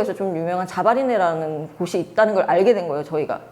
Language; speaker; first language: Korean; native; Korean